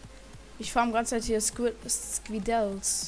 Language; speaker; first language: German; early bilingual, other home language; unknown